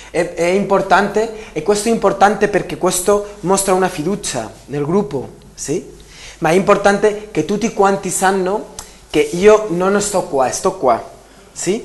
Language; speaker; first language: Italian; non-native, learner; Spanish